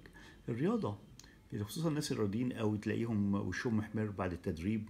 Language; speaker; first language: Arabic; native; Arabic